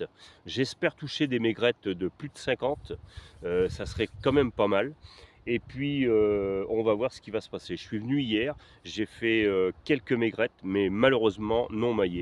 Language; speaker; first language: French; native; French